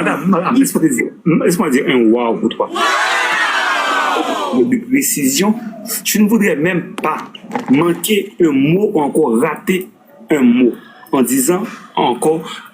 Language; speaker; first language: French; non-native, local second language; Haitian Creole